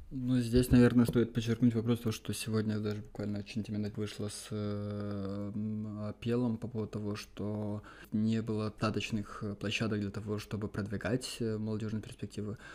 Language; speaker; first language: Russian; non-native, local second language; Romanian